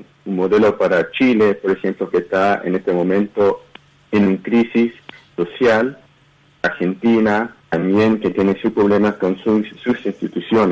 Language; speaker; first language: Spanish; early bilingual, heritage; Spanish